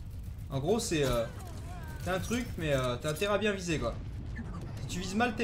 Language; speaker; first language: French; native; French